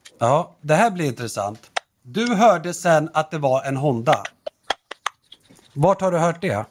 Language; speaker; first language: Swedish; native; Swedish